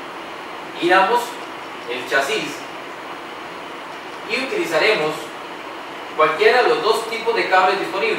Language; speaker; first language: Spanish; native; Spanish